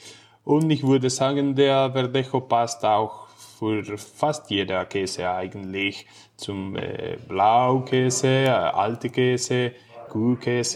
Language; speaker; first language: German; non-native, learner; Spanish